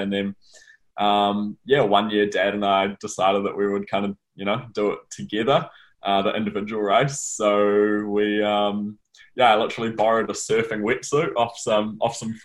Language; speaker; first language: English; native; English